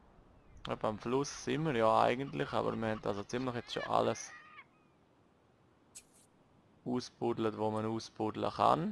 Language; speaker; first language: German; native; German